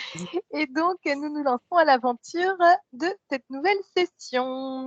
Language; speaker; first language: French; native; French